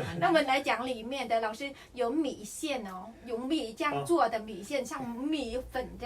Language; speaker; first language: Chinese; non-native, fluent; Vietnamese